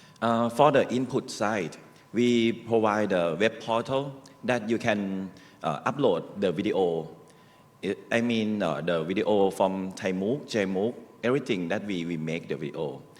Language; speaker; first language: English; non-native, learner; Thai